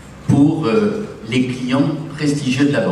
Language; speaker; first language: French; native; French